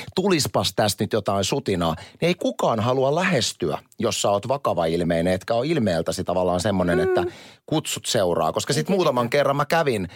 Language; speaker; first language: Finnish; native; Finnish